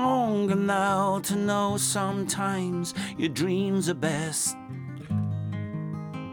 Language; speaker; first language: English; native; English